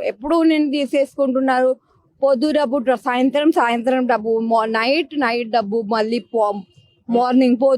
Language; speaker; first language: Telugu; non-native, local second language; Hindi